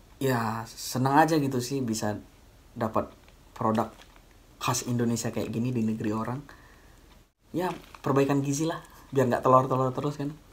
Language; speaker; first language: Indonesian; native; Indonesian